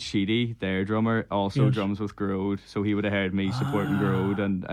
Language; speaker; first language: English; native; English